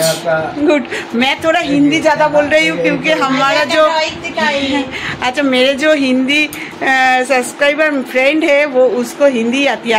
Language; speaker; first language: Hindi; non-native, local second language; Bangla